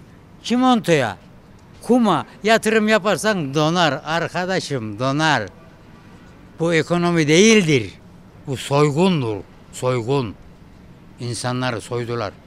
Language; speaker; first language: Turkish; native; Turkish